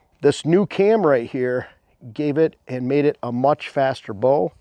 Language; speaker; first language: English; native; English